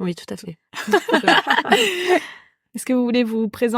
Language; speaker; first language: French; native; French